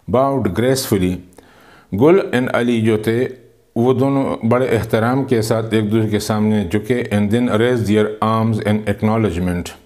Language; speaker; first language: Urdu; non-native, local second language; Pashto